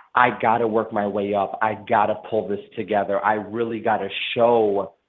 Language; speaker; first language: English; native; English